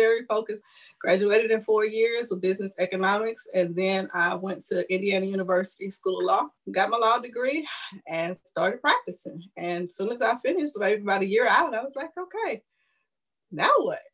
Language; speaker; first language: English; native; English